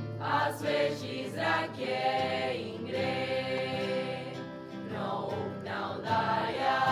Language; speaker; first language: Slovenian; early bilingual, heritage; Slovenian